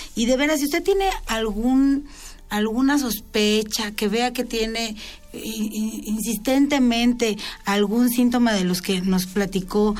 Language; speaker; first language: Spanish; native; Spanish